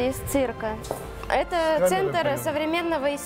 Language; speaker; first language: Russian; non-native, learner; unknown